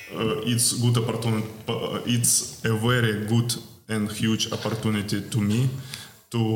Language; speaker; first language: English; non-native, learner; Ukrainian